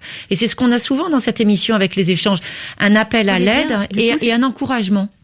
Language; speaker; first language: French; native; French